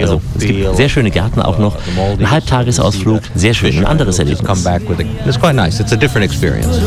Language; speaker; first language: German; native; German